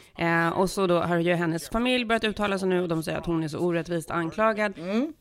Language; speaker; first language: Swedish; early bilingual, heritage; Swedish